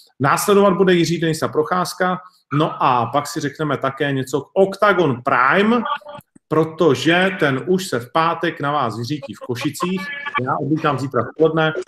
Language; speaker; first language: Czech; native; Czech